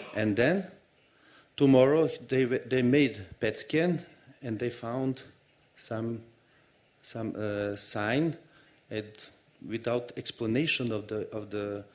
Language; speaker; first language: English; non-native, fluent; Serbian